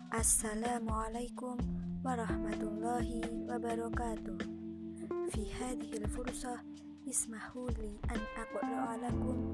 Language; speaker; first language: Arabic; non-native, learner; Indonesian